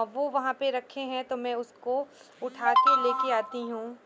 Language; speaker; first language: Hindi; native; Hindi